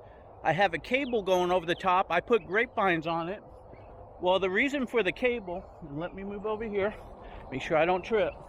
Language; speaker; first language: English; native; English